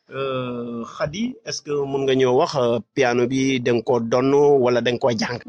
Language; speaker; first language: Wolof; non-native, local second language; Serer